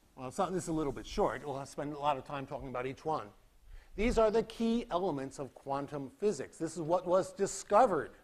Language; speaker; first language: English; native; English